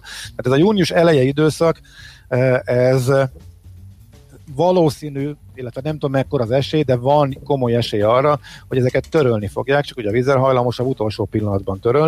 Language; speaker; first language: Hungarian; native; Hungarian